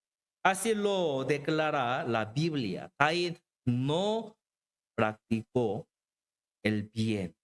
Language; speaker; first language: Spanish; non-native, learner; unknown